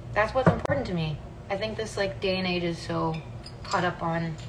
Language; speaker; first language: English; early bilingual, other home language; Italian